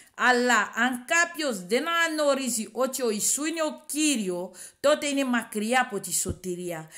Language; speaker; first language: Greek; non-native, learner; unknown